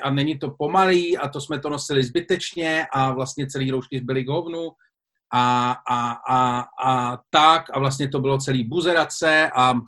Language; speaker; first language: Czech; native; Czech